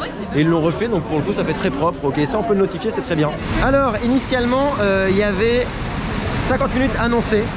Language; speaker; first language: French; native; French